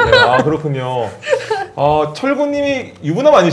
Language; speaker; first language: Korean; native; Korean